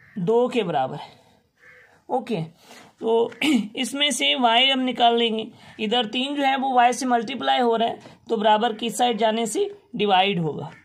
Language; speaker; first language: Urdu; non-native, local second language; Sindhi